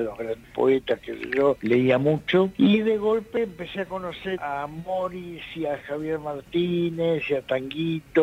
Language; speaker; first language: Spanish; native; Spanish